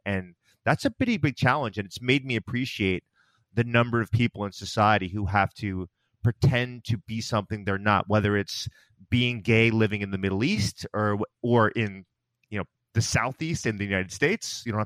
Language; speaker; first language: English; native; English